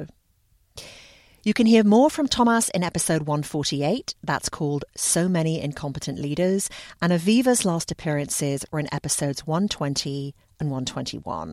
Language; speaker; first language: English; native; English